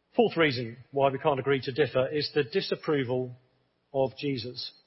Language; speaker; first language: English; native; English